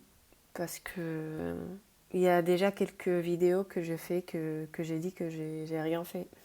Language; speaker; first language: French; non-native, fluent; Spanish